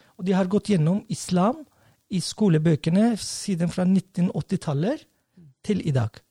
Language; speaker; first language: Norwegian; non-native, fluent; Turkish